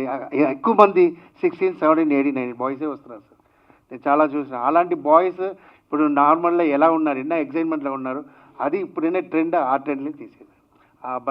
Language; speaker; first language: Telugu; non-native, learner; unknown